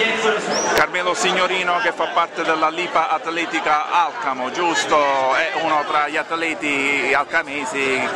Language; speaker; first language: Italian; native; Italian